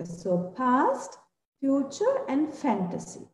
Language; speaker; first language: English; non-native, local second language; Sinhala